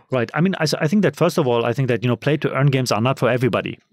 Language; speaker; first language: English; non-native, fluent; German